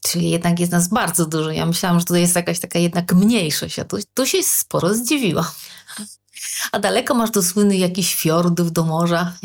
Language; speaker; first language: Polish; native; Polish